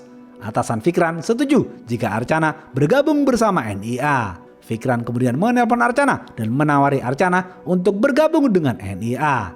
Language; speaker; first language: Indonesian; native; Indonesian